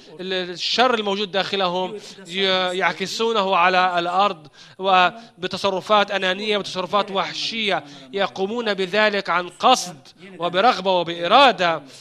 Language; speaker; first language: Arabic; non-native, fluent; Turkish